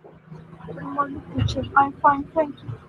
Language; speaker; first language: English; non-native, learner; Spanish